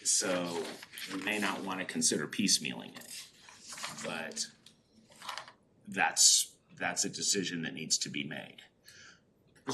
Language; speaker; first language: English; native; English